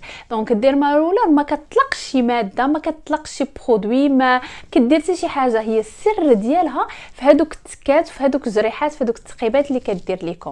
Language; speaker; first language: Arabic; native; Arabic